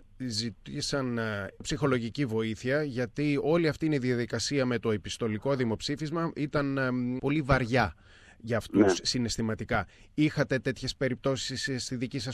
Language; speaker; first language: Greek; native; Greek